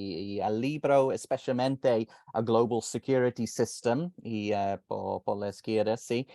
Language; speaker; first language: Spanish; non-native, fluent; English